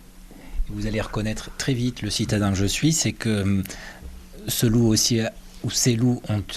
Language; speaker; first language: French; native; French